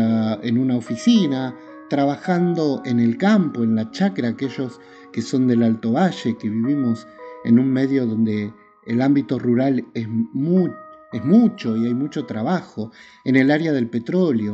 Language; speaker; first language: Spanish; native; Spanish